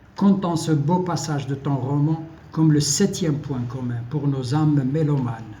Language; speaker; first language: French; non-native, local second language; Arabic